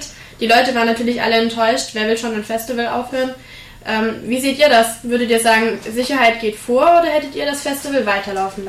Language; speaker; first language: German; native; German